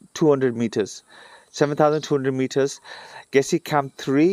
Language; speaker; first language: Bangla; early bilingual, other home language; Sylheti